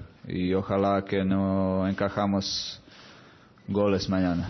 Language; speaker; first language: Spanish; non-native, fluent; Croatian